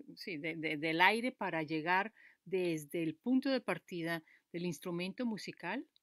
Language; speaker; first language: Spanish; native; Spanish